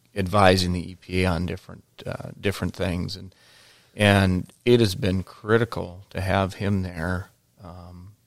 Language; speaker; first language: English; native; English